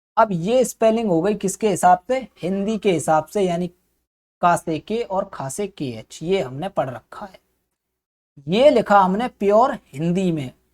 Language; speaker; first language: Hindi; native; Hindi